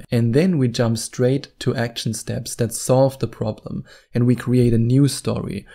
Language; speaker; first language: English; non-native, fluent; German